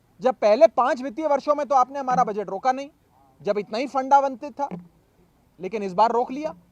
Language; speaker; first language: Hindi; native; Hindi